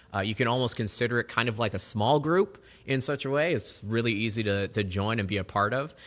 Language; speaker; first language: English; native; English